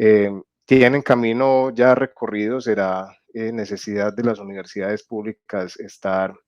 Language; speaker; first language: Spanish; native; Spanish